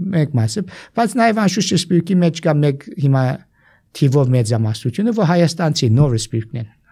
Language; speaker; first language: Armenian; early bilingual, heritage; Armenian